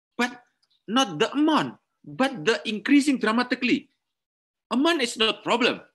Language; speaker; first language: English; non-native, learner; Indonesian